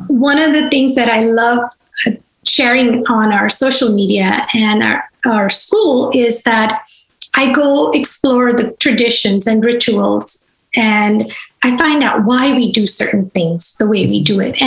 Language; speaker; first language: English; non-native, local second language; Gujarati